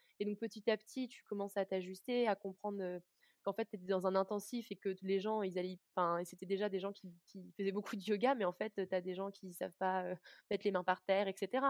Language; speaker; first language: French; native; French